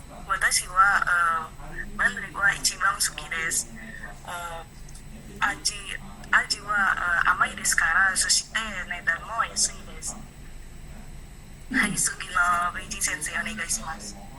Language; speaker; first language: Japanese; non-native, learner; Indonesian